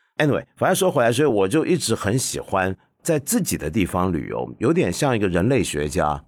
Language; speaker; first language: Chinese; non-native, local second language; Cantonese